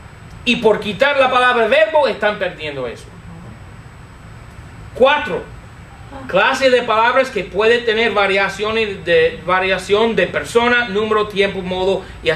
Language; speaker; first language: Spanish; non-native, fluent; English